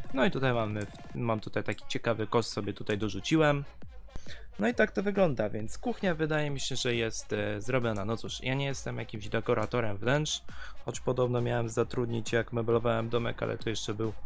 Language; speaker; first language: Polish; native; Polish